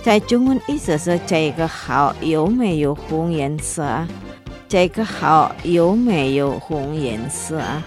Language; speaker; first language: Chinese; non-native, fluent; Indonesian